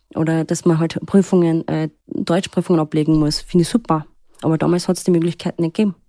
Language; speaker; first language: German; early bilingual, other home language; Turkish